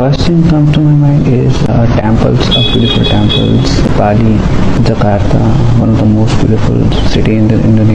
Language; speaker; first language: English; non-native, local second language; Hindi